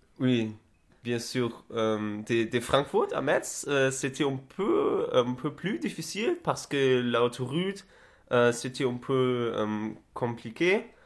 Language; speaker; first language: French; non-native, learner; German